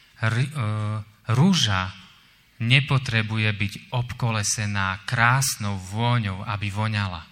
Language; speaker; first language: Slovak; native; Slovak